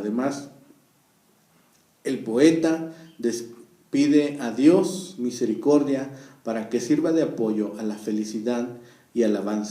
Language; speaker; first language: Spanish; native; Spanish